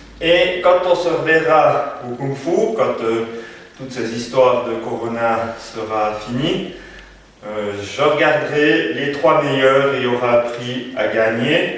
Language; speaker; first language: French; native; French